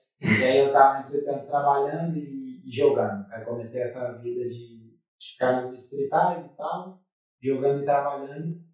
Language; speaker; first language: Portuguese; native; Portuguese